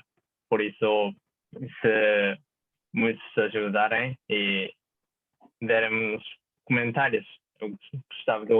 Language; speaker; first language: Portuguese; non-native, fluent; Japanese